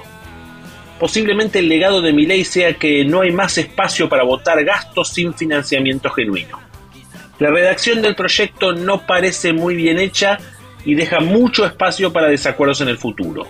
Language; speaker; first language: Spanish; native; Spanish